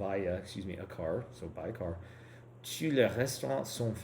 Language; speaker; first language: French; non-native, learner; English